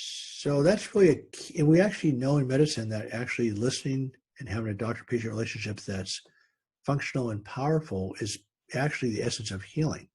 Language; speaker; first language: English; native; English